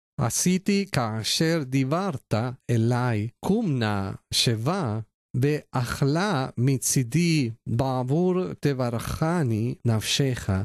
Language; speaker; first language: Hebrew; non-native, learner; Spanish